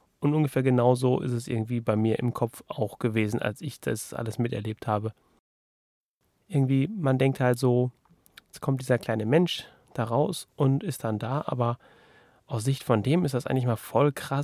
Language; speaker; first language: German; native; German